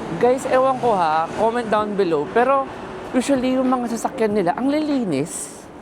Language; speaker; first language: Filipino; non-native, local second language; Pampanga